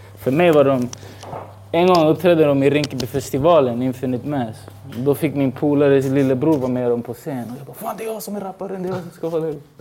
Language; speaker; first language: Swedish; early bilingual, other home language; Spanish